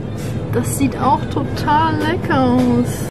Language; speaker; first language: German; non-native, fluent; Japanese